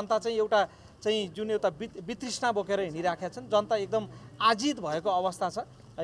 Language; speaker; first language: Nepali; native; Nepali